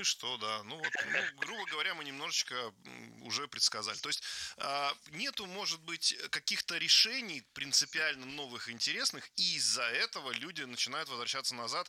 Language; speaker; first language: Russian; native; Russian